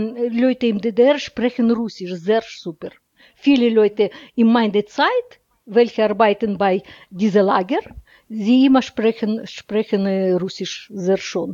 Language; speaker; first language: German; non-native, learner; Russian